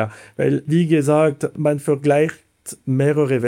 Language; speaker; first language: German; non-native, fluent; Italian